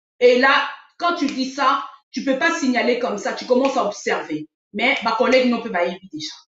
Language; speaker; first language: French; non-native, local second language; Lingala